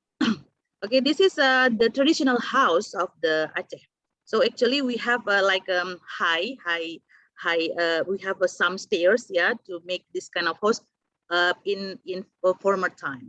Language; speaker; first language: English; non-native, fluent; Indonesian